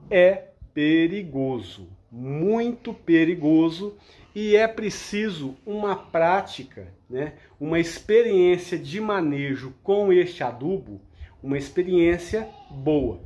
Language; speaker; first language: Portuguese; native; Portuguese